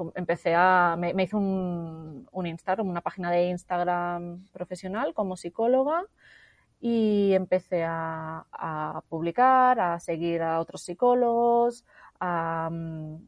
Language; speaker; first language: Spanish; native; Spanish